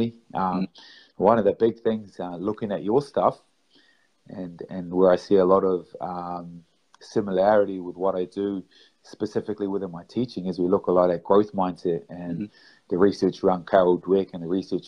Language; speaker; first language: English; native; English